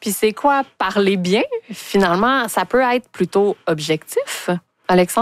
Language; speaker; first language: French; native; French